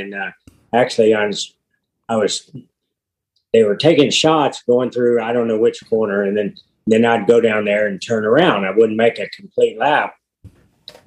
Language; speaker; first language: English; native; English